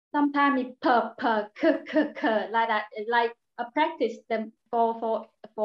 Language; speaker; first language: English; non-native, learner; Vietnamese